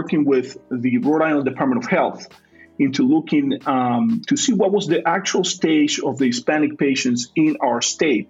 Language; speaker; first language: English; non-native, fluent; Spanish